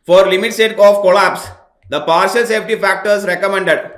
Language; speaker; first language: English; non-native, local second language; Malayalam